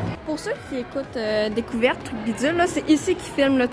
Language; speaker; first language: French; native; French